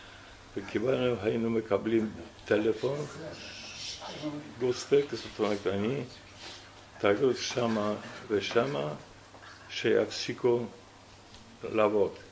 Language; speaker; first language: Hebrew; non-native, fluent; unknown